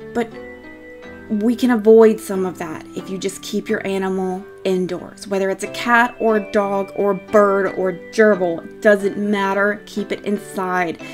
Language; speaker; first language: English; native; English